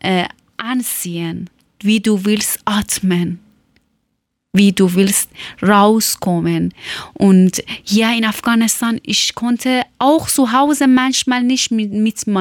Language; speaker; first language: German; non-native, learner; Persian